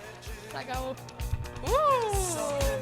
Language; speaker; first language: Spanish; native; Spanish